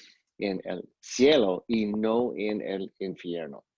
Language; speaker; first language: Spanish; non-native, fluent; English